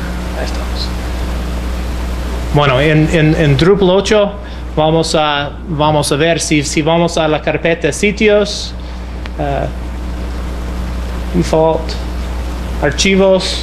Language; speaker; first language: Spanish; non-native, fluent; English